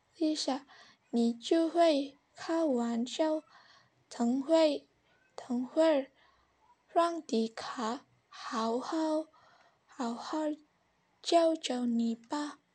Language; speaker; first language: Chinese; non-native, learner; Indonesian